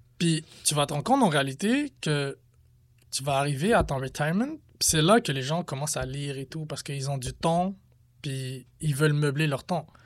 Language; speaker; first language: French; early bilingual, other home language; Arabic